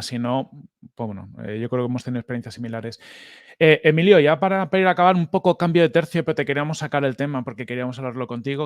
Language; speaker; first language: Spanish; native; Spanish